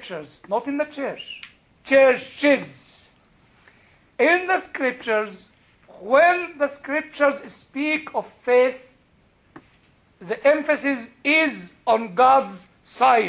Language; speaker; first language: English; non-native, fluent; Arabic